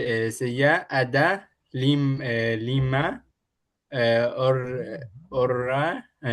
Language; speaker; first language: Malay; non-native, learner; Arabic